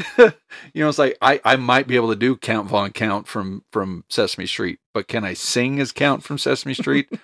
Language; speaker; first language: English; native; English